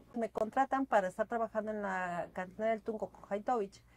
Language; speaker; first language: Spanish; native; Spanish